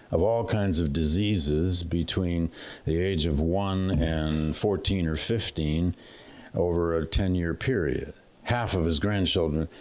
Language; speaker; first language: English; native; English